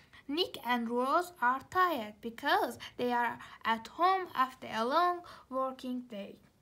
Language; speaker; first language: English; non-native, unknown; Azerbaijani